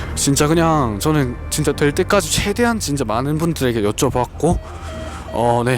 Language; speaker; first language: Korean; native; Korean